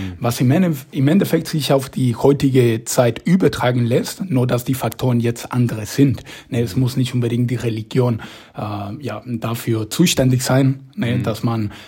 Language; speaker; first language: German; non-native, fluent; Spanish